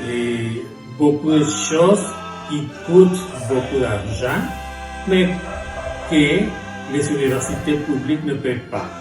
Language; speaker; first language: French; non-native, fluent; Spanish